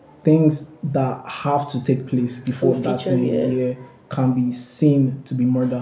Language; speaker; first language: English; non-native, local second language; Ibibio